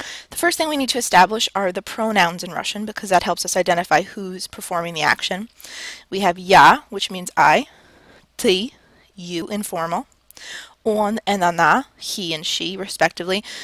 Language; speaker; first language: English; native; English